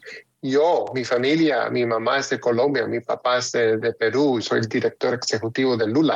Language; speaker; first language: Spanish; early bilingual, heritage; Spanish